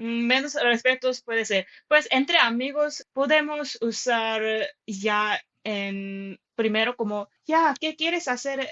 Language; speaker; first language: Spanish; non-native, fluent; Korean